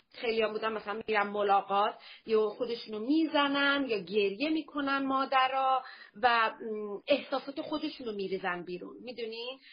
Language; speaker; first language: Persian; early bilingual, heritage; Persian